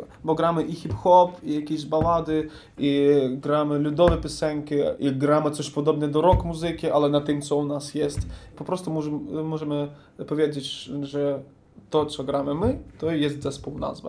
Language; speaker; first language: Polish; non-native, learner; Ukrainian